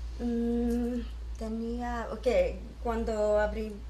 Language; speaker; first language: Spanish; early bilingual, heritage; English